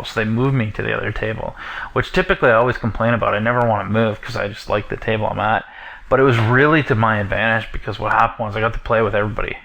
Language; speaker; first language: English; native; English